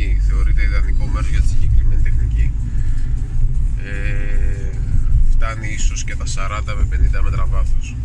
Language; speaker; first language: Greek; native; Greek